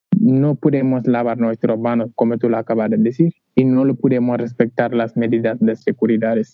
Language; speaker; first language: Spanish; non-native, learner; Wolof